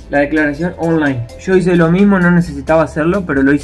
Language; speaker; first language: Spanish; native; Spanish